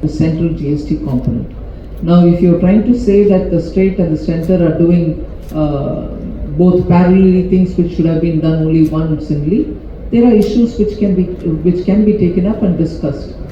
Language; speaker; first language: English; non-native, local second language; Tamil